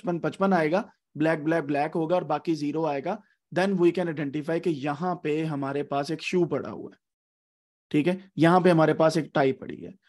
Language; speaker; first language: Urdu; native; Urdu